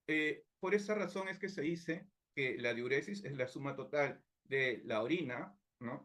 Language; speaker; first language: Spanish; native; Spanish